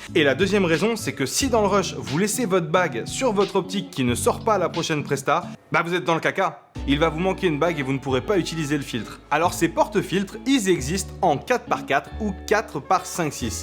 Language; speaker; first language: French; native; French